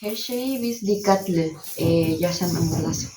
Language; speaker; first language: Turkish; non-native, learner; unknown